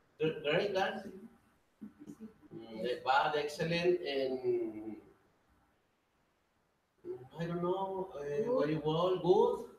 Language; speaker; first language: English; non-native, learner; Spanish